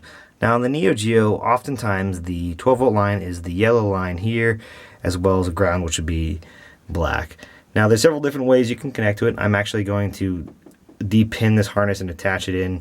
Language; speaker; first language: English; native; English